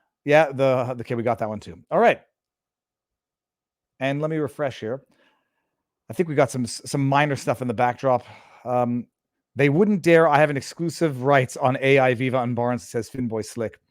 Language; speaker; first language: English; native; English